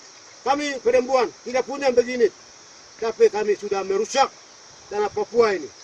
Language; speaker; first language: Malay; non-native, local second language; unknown